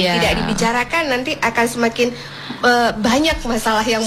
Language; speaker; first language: Indonesian; native; Indonesian